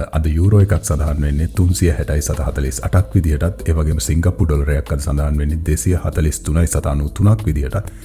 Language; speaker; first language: Sinhala; non-native, local second language; Tamil